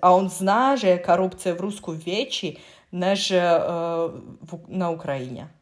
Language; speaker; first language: Czech; non-native, learner; Russian